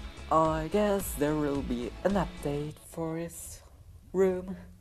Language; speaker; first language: English; non-native, learner; German